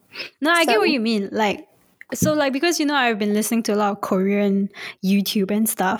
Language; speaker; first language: English; native; English